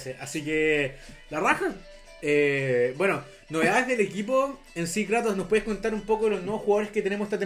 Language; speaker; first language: Spanish; native; Spanish